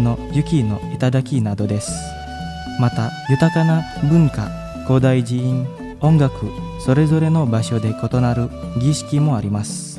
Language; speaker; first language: Japanese; non-native, fluent; Indonesian